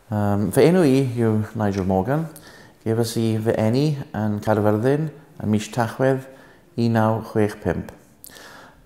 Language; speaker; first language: Welsh; non-native, local second language; English